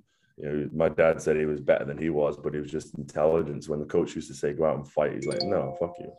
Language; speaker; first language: English; native; English